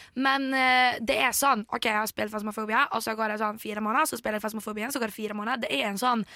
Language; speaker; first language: Norwegian; early bilingual, other home language; Polish